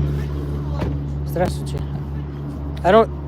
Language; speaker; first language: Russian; non-native, learner; English